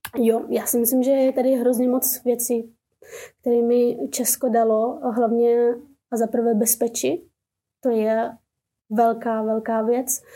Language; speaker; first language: Czech; early bilingual, other home language; Persian